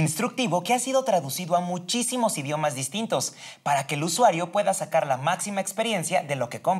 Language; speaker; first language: Spanish; native; Spanish